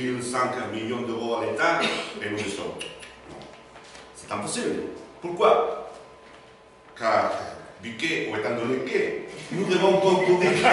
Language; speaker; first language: French; non-native, learner; Spanish